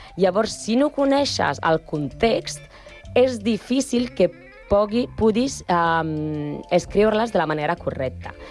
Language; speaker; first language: Catalan; non-native, learner; Spanish